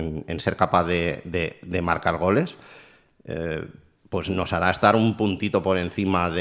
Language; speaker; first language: Spanish; native; Spanish